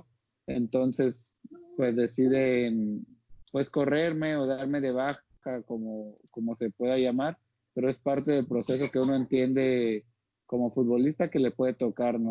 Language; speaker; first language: Spanish; native; Spanish